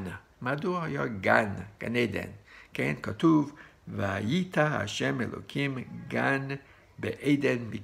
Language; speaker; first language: Hebrew; non-native, fluent; English